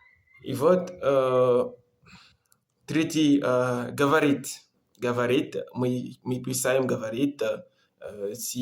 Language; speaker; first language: Russian; non-native, learner; Comorian